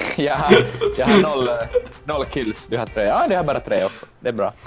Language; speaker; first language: Swedish; non-native, local second language; Finnish